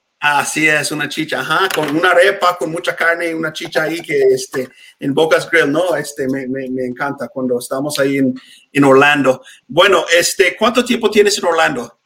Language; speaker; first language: Spanish; non-native, fluent; English